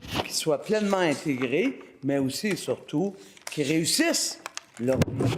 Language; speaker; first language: French; native; French